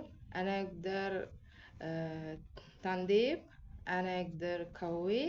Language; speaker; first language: Arabic; non-native, learner; Sinhala